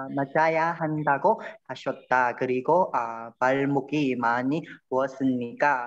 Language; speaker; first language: Korean; non-native, learner; Burmese